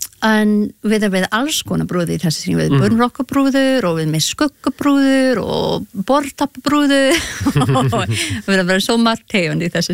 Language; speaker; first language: Icelandic; non-native, learner; English